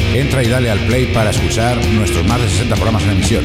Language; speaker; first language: Spanish; native; Spanish